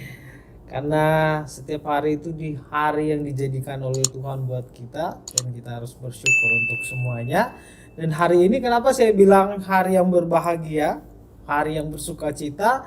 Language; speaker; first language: Indonesian; native; Indonesian